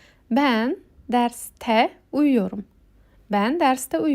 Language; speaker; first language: Turkish; non-native, fluent; Uzbek